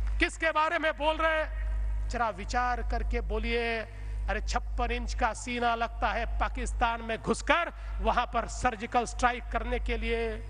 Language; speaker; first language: Hindi; non-native, local second language; Marathi